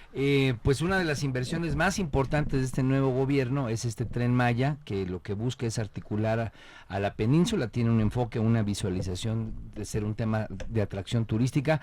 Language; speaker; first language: Spanish; native; Spanish